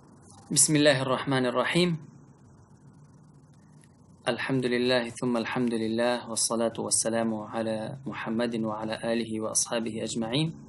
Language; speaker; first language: Arabic; non-native, fluent; Pashto